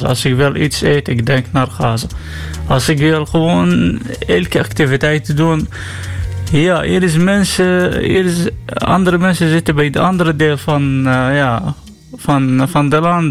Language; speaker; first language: Dutch; non-native, learner; Arabic